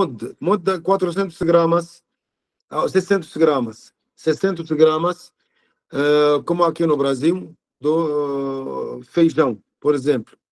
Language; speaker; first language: Portuguese; non-native, learner; Arabic